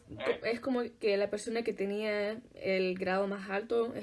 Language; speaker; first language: Spanish; early bilingual, heritage; Spanish